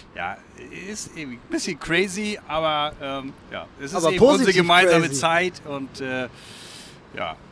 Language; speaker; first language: German; native; German